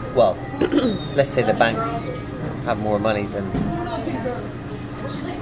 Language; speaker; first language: English; native; English